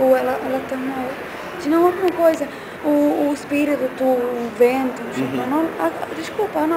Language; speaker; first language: Portuguese; non-native, learner; Finnish